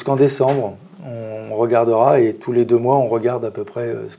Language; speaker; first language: French; native; French